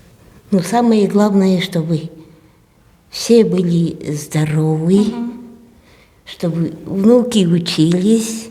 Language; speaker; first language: Russian; non-native, local second language; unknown